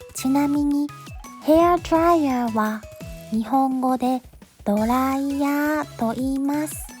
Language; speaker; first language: Japanese; native; Japanese